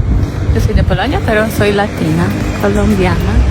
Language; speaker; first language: Spanish; non-native, learner; Polish